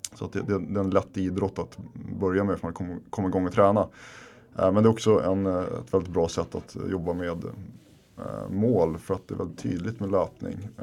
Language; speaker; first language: Swedish; early bilingual, other home language; Finnish